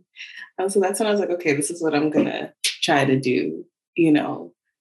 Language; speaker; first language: English; native; English